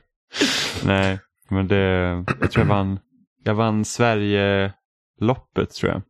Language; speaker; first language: Swedish; native; Swedish